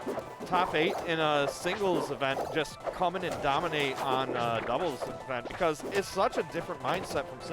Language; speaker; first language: English; native; English